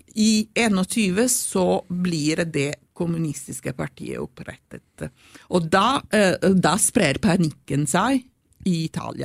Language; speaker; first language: Norwegian; non-native, fluent; Italian